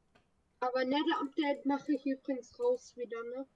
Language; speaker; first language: German; native; German